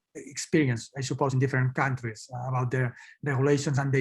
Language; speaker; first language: English; non-native, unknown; Catalan